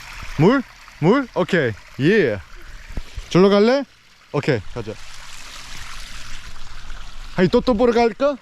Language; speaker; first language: Korean; non-native, learner; English